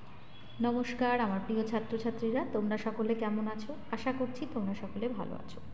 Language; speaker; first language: Bangla; native; Bangla